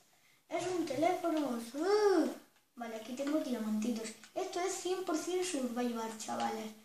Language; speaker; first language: Spanish; native; Spanish